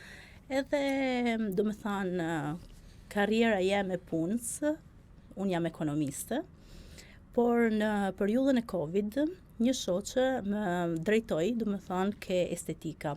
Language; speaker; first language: Albanian; early bilingual, heritage; Albanian